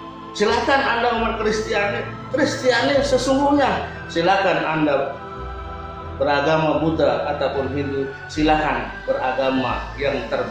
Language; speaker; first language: Indonesian; native; Indonesian